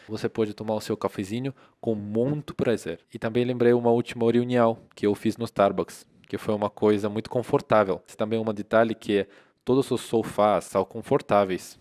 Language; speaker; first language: Portuguese; non-native, fluent; Russian